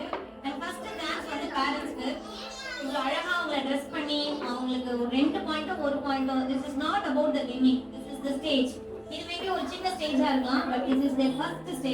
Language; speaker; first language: Tamil; native; Tamil